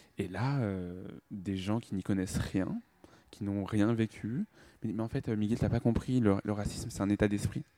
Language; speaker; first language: French; native; French